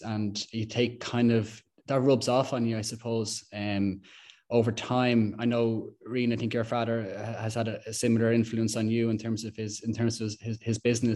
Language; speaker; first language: English; native; English